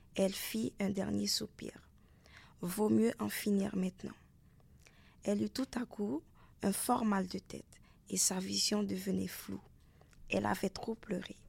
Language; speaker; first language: French; non-native, local second language; Haitian Creole